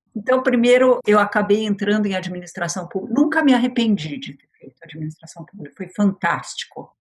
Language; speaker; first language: Portuguese; early bilingual, other home language; French